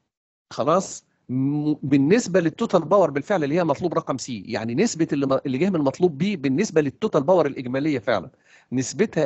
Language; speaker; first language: Arabic; native; Arabic